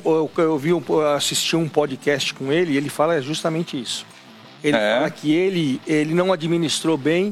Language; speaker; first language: Portuguese; native; Portuguese